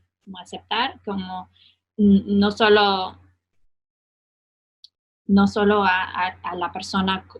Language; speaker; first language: Spanish; non-native, fluent; English